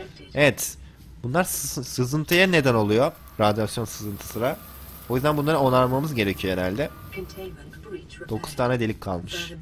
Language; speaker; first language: Turkish; native; Turkish